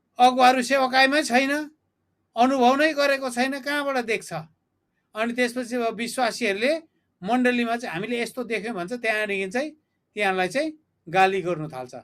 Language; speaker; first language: Nepali; native; Nepali